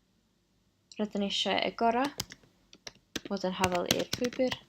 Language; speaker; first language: Welsh; non-native, local second language; English